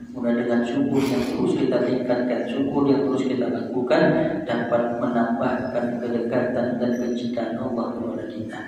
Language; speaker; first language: Indonesian; native; Indonesian